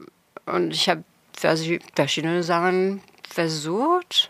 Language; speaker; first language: German; non-native, fluent; French